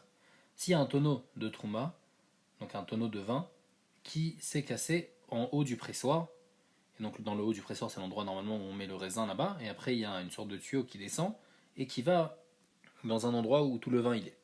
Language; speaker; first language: French; native; French